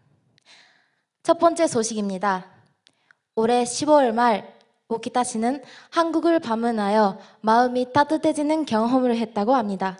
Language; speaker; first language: Korean; non-native, fluent; Japanese